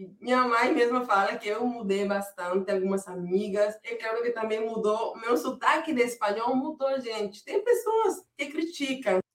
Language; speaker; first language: Portuguese; non-native, fluent; Spanish